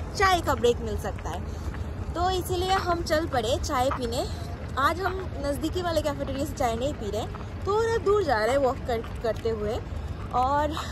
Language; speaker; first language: Hindi; native; Hindi